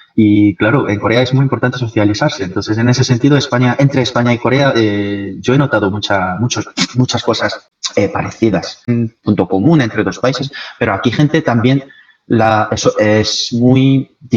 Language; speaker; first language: Spanish; non-native, fluent; Korean